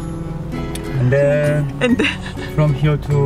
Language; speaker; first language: English; non-native, learner; Korean